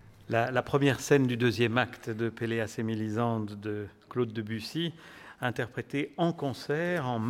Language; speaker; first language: French; native; French